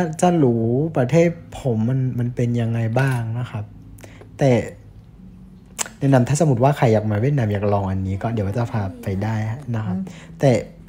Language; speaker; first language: Thai; non-native, fluent; Vietnamese